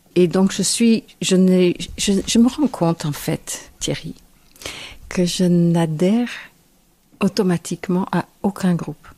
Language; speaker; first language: French; non-native, fluent; English